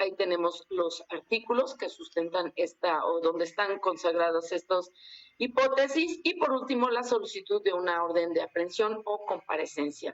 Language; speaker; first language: Spanish; native; Spanish